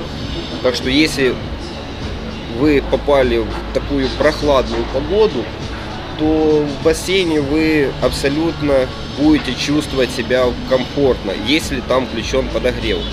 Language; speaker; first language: Russian; native; Russian